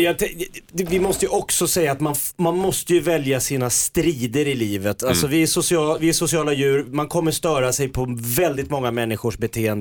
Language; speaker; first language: Swedish; native; Swedish